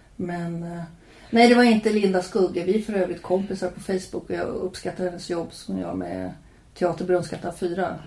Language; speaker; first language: Swedish; native; Swedish